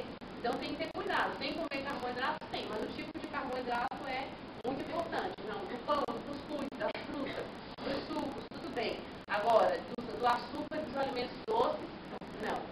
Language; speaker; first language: Portuguese; native; Portuguese